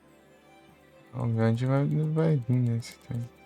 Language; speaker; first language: Portuguese; native; Portuguese